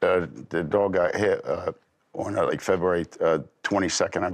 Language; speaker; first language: English; native; English